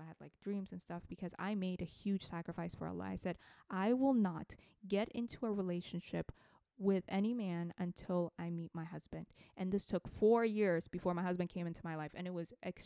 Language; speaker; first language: English; non-native, fluent; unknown